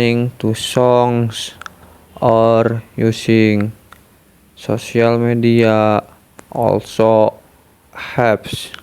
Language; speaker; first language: English; non-native, learner; Indonesian